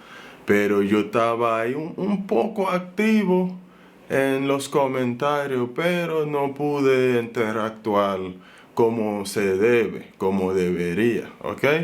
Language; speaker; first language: Spanish; non-native, fluent; Haitian Creole